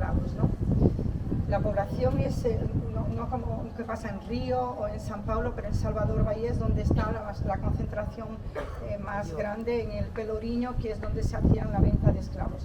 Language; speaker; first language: Spanish; non-native, fluent; Portuguese